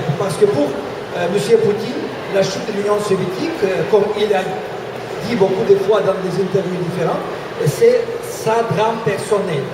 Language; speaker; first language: French; non-native, fluent; Russian